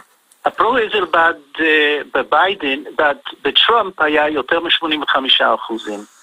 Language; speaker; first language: Hebrew; non-native, fluent; English